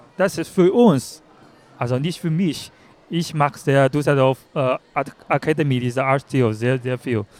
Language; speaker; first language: German; non-native, learner; Chinese